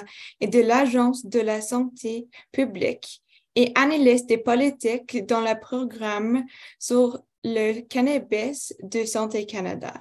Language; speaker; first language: French; non-native, local second language; English